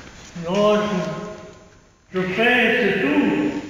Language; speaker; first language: French; non-native, fluent; Chinese